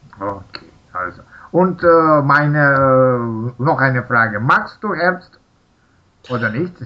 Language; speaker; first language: German; non-native, learner; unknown